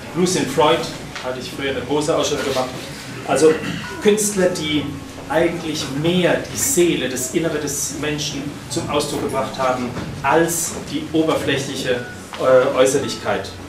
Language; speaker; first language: German; native; German